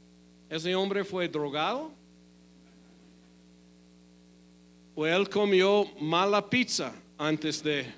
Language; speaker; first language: Spanish; non-native, fluent; English